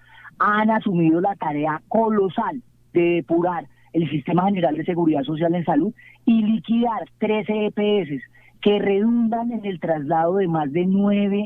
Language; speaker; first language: Spanish; native; Spanish